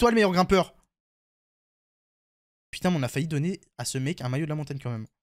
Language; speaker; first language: French; native; French